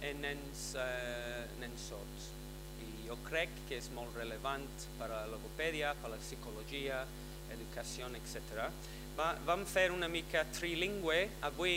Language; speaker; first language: Catalan; non-native, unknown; English